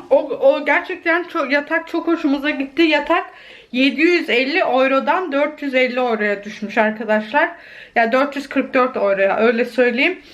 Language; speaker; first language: Turkish; native; Turkish